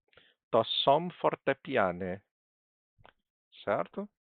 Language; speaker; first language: Polish; non-native, fluent; Portuguese